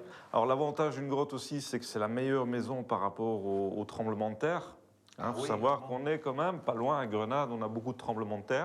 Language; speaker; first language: French; native; French